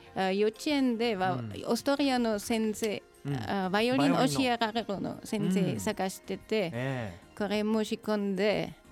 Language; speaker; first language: Japanese; non-native, learner; German